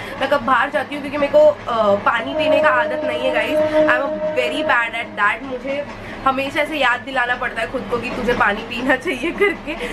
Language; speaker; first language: Hindi; non-native, local second language; Marathi